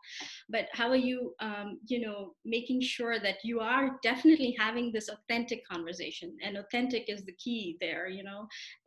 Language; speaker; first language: English; non-native, local second language; Telugu